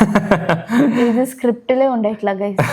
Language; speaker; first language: Malayalam; non-native, learner; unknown